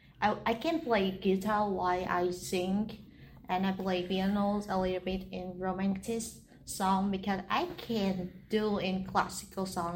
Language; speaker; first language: English; non-native, learner; Vietnamese